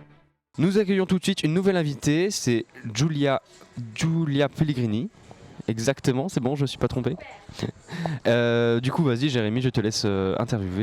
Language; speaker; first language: French; native; French